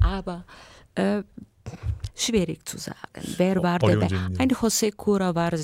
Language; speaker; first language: German; non-native, fluent; Bulgarian